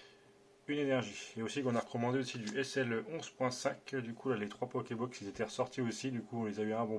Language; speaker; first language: French; native; French